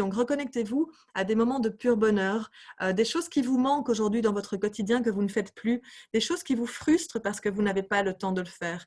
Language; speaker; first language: French; native; French